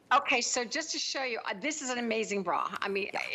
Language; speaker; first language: English; native; English